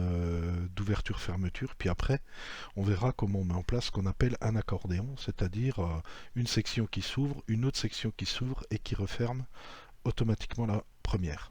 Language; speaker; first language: French; native; French